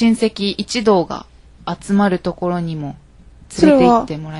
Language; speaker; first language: Japanese; native; Japanese